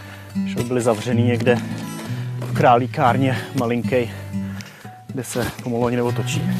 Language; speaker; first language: Czech; native; Czech